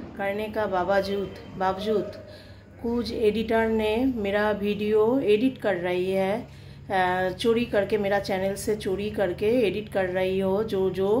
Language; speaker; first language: Hindi; non-native, local second language; Bangla